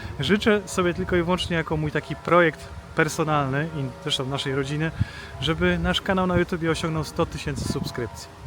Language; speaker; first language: Polish; native; Polish